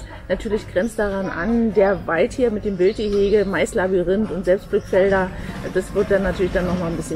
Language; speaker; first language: German; native; German